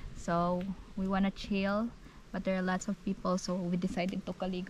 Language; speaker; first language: English; non-native, local second language; Cebuano